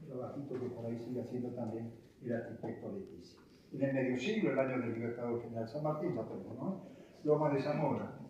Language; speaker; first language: Spanish; native; Spanish